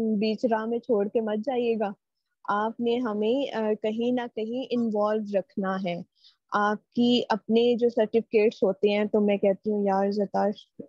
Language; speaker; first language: Urdu; native; Urdu